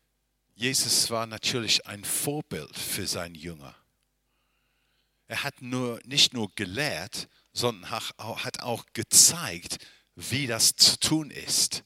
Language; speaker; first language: German; non-native, fluent; English